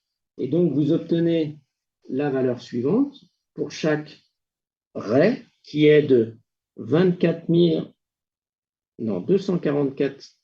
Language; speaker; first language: French; native; French